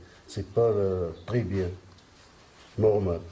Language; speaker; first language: French; non-native, learner; Arabic